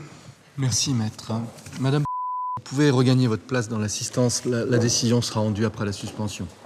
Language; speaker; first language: French; native; French